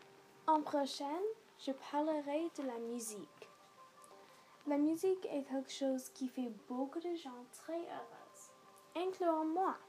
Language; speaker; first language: French; non-native, local second language; English